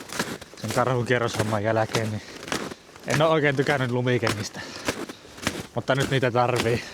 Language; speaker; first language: Finnish; native; Finnish